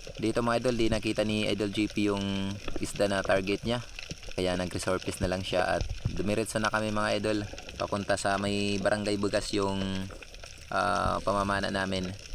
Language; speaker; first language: Filipino; non-native, local second language; Waray